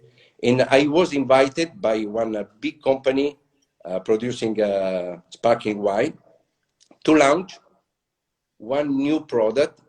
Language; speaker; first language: English; non-native, learner; Italian